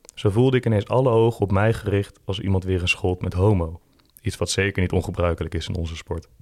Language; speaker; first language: Dutch; native; Dutch